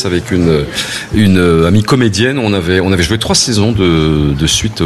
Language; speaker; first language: French; native; French